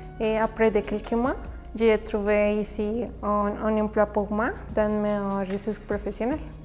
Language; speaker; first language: French; non-native, learner; Spanish